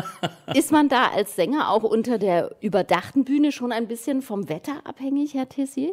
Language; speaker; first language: German; native; German